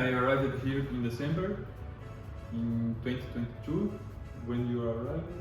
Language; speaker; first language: English; non-native, learner; Portuguese